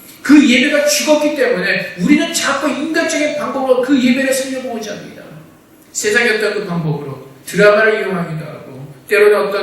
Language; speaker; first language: Korean; native; Korean